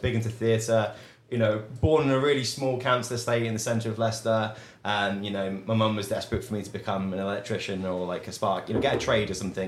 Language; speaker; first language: English; native; English